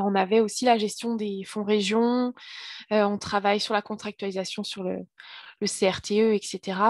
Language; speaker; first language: French; native; French